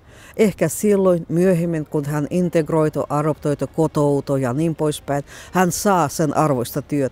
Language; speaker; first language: Finnish; non-native, fluent; Russian